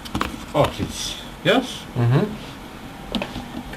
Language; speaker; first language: English; non-native, learner; Russian